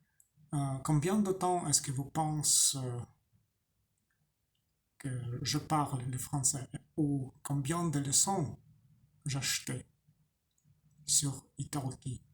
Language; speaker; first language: French; non-native, learner; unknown